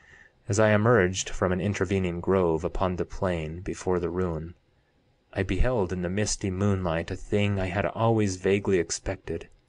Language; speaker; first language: English; native; English